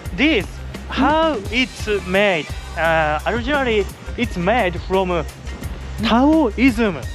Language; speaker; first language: English; non-native, learner; Japanese